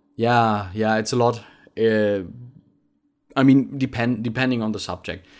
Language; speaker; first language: English; non-native, fluent; German